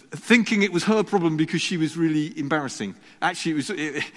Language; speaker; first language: English; native; English